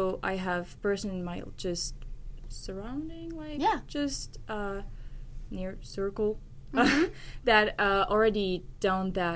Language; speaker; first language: English; non-native, learner; French